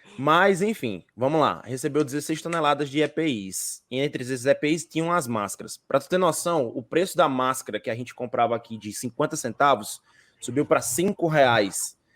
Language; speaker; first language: Portuguese; native; Portuguese